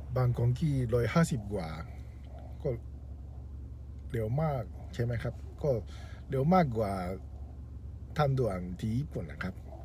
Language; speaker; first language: Thai; native; Thai